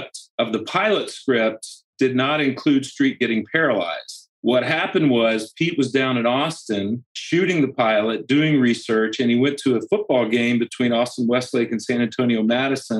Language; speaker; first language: English; native; English